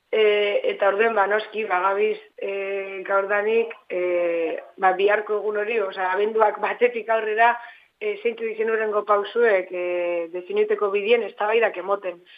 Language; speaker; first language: Basque; native; Basque